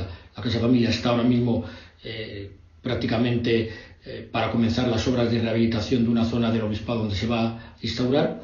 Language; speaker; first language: Spanish; native; Spanish